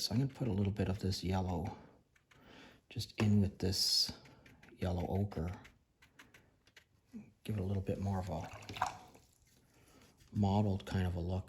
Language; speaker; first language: English; native; English